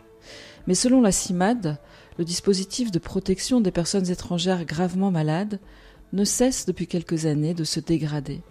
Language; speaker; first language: French; native; French